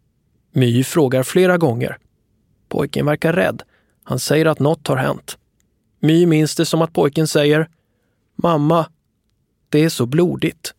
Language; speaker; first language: Swedish; native; Swedish